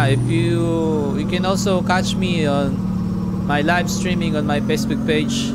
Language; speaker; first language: English; non-native, local second language; Filipino